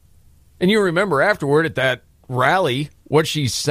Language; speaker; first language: English; native; English